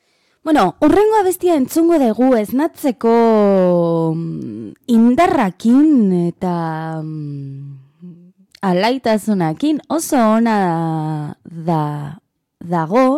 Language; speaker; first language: Basque; non-native, learner; Spanish